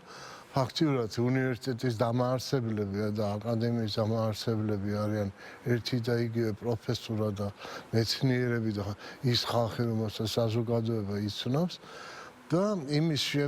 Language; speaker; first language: Georgian; native; Georgian